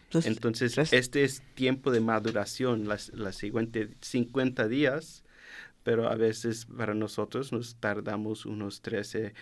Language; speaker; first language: Spanish; early bilingual, heritage; Spanish